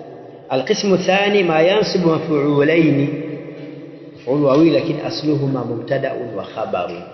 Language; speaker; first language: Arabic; non-native, fluent; Swahili